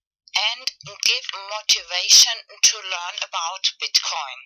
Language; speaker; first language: English; non-native, fluent; Spanish